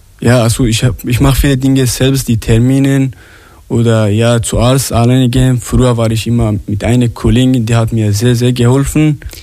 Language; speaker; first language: German; non-native, learner; Arabic